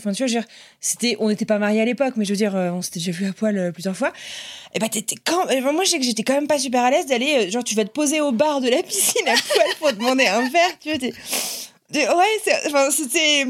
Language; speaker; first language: French; native; French